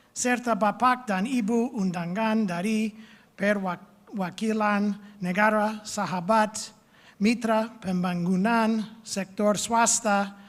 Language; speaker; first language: Indonesian; non-native, learner; English